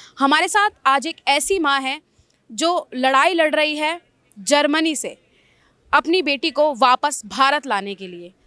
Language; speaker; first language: Hindi; native; Hindi